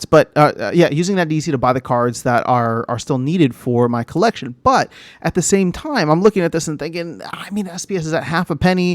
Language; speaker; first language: English; native; English